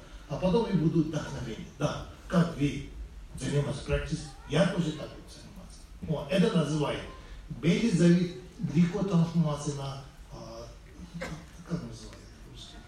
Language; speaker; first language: Russian; non-native, fluent; Tibetan